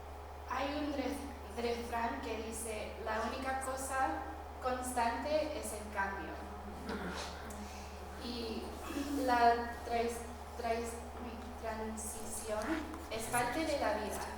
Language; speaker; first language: Spanish; non-native, fluent; English